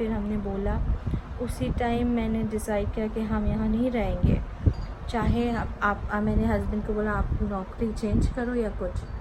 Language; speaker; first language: Hindi; non-native, local second language; Bangla